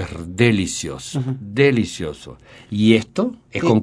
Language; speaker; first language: Spanish; native; Spanish